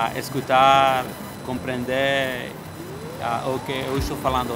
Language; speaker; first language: Portuguese; non-native, learner; English